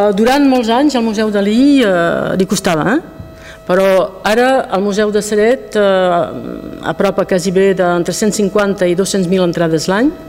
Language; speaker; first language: Catalan; non-native, local second language; French